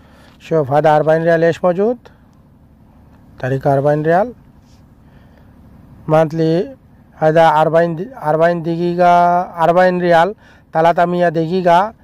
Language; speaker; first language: Arabic; non-native, learner; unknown